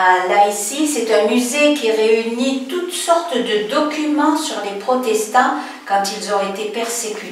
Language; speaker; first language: French; native; French